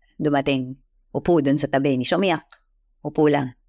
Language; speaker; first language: English; non-native, local second language; Filipino